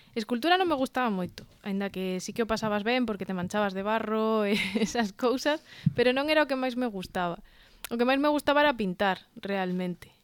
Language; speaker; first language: Galician; non-native, local second language; Spanish